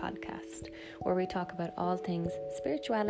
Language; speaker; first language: English; native; English